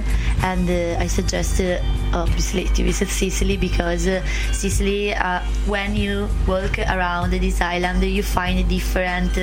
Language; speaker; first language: English; non-native, learner; Italian